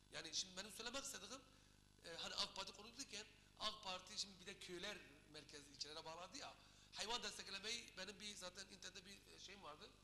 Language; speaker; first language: Turkish; non-native, local second language; Kurdish